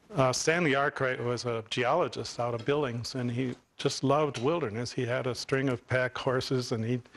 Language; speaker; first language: English; native; English